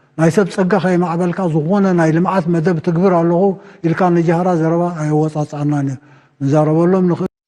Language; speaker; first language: Tigrinya; native; Tigrinya